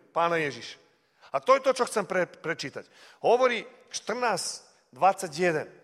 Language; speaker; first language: Slovak; early bilingual, heritage; Slovak